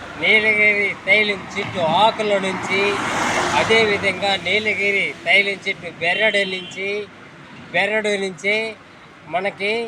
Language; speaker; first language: Telugu; native; Telugu